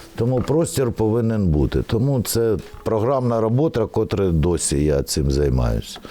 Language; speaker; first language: Ukrainian; non-native, local second language; Russian